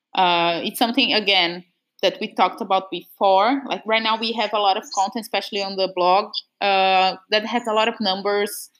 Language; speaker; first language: English; non-native, fluent; Portuguese